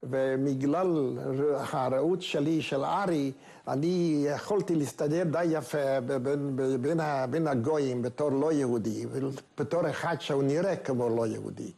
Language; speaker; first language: Hebrew; non-native, fluent; Hungarian